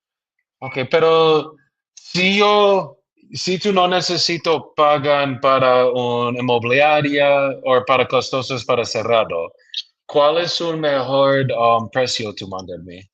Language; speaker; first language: Spanish; non-native, learner; English